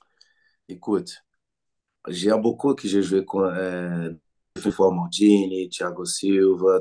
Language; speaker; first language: French; non-native, learner; Portuguese